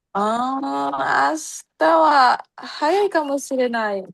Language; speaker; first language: Japanese; non-native, learner; Indonesian